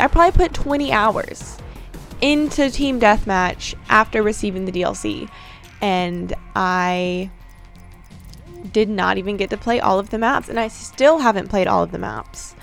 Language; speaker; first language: English; native; English